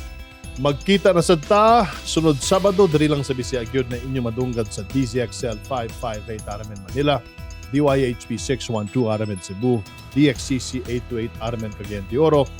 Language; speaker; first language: Cebuano; native; Cebuano